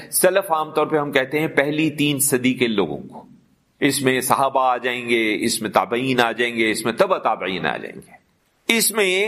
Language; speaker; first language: Urdu; non-native, local second language; Punjabi